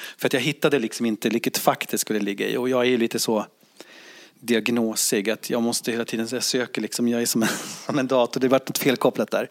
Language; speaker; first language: Swedish; native; Swedish